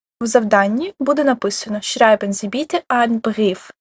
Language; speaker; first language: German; non-native, fluent; Ukrainian